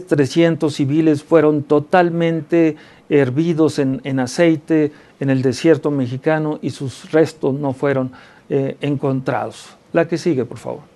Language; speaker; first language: Spanish; native; Spanish